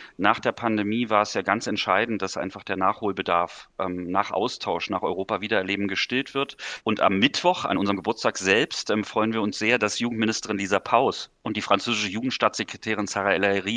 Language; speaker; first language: German; native; German